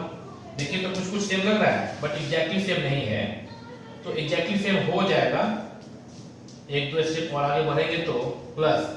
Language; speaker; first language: Hindi; native; Hindi